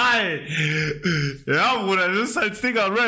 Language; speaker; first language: German; native; German